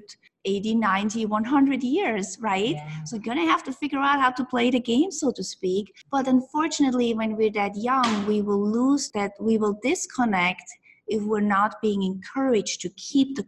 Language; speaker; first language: English; non-native, fluent; Swiss German